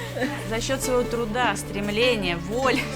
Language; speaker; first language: Russian; native; Russian